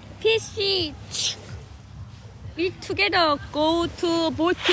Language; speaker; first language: English; non-native, learner; Korean